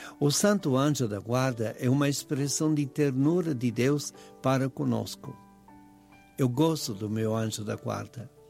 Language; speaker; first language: Portuguese; non-native, fluent; Italian